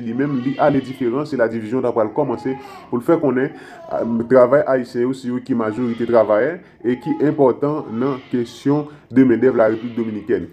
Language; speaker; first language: Haitian Creole; native; Haitian Creole